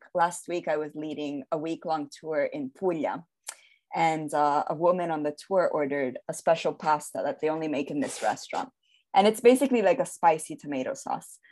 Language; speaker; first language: English; early bilingual, heritage; Italian